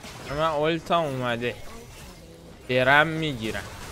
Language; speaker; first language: Persian; native; Persian